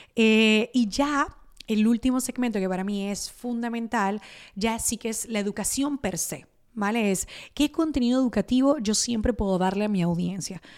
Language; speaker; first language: Spanish; early bilingual, other home language; Italian